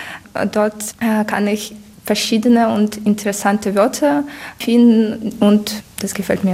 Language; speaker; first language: German; non-native, fluent; Ukrainian